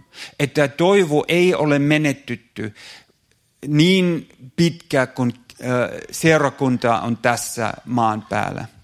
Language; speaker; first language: Finnish; non-native, fluent; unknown